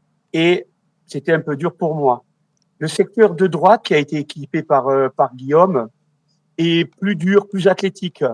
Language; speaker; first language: French; native; French